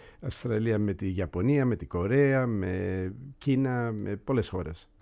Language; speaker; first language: Greek; early bilingual, heritage; Greek